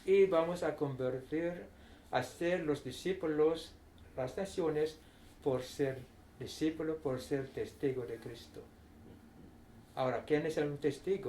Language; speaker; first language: Spanish; non-native, fluent; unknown